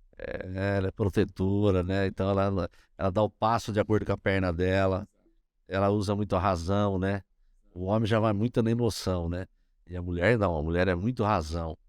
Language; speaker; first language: Portuguese; native; Portuguese